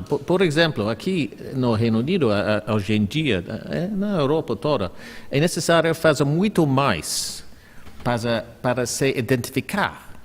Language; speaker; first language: Portuguese; non-native, fluent; English